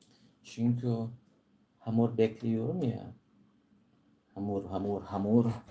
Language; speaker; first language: Turkish; non-native, learner; Filipino